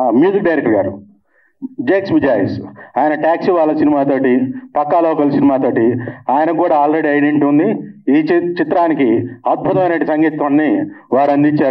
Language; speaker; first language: Telugu; native; Telugu